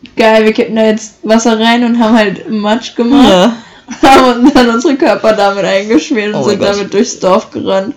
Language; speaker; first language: German; native; German